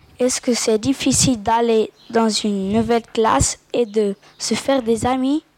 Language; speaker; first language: French; native; French